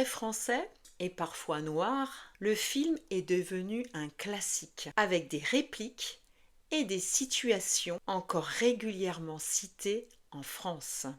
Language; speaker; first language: French; native; French